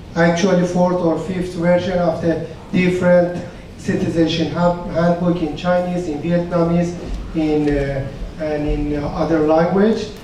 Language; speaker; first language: English; non-native, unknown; Persian